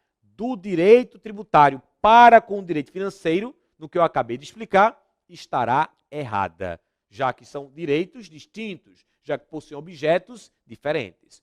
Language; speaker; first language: Portuguese; native; Portuguese